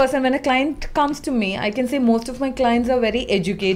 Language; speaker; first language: English; non-native, local second language; Malayalam